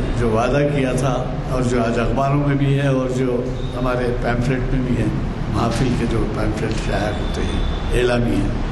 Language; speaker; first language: Urdu; native; Urdu